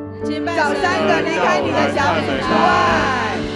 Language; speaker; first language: Chinese; native; Chinese